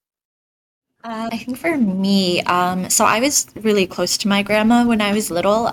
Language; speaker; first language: English; early bilingual, other home language; Bangla